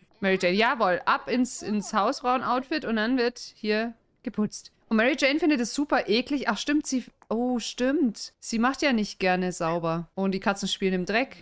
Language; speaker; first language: German; native; German